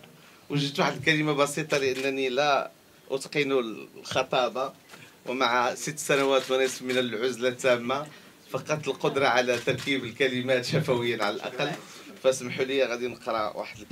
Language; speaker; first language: Arabic; native; Arabic